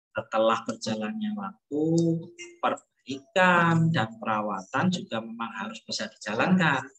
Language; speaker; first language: Indonesian; native; Indonesian